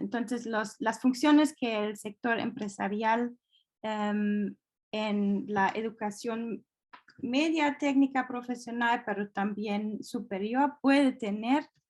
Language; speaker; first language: Spanish; non-native, fluent; German